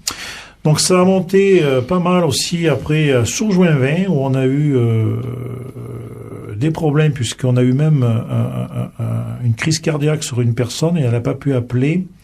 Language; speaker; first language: French; native; French